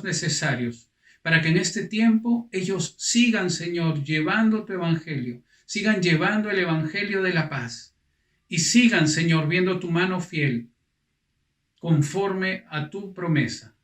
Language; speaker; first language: Spanish; native; Spanish